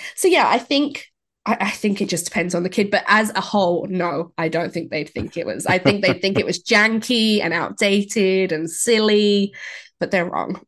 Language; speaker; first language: English; native; English